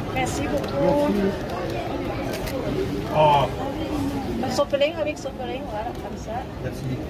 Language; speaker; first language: French; non-native, learner; Thai